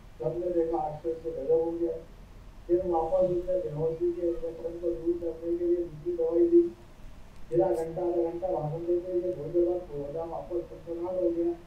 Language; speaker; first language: Hindi; native; Hindi